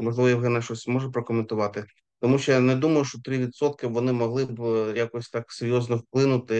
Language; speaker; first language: Ukrainian; native; Ukrainian